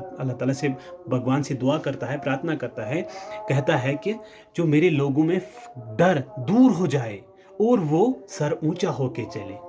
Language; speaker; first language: Hindi; non-native, local second language; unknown